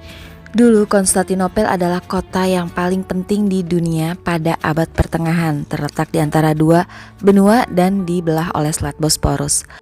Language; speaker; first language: Indonesian; native; Indonesian